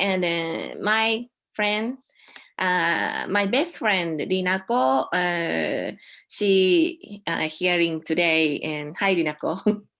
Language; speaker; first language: English; non-native, learner; Japanese